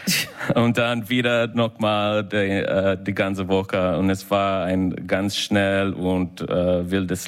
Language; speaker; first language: German; non-native, learner; English